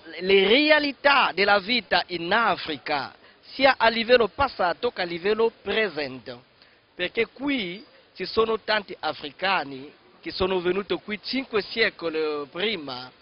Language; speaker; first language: Italian; non-native, fluent; Kongo